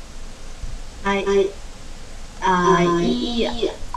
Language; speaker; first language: Japanese; non-native, learner; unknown